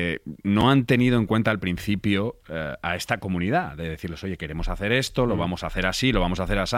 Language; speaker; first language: Spanish; native; Spanish